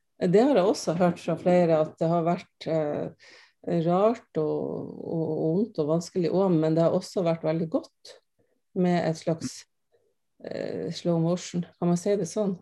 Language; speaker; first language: Norwegian; native; Norwegian